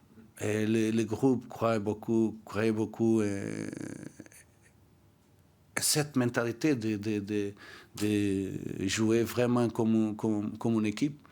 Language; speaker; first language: French; non-native, learner; Portuguese